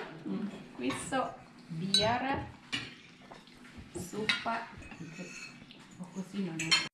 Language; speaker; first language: Italian; non-native, learner; Thai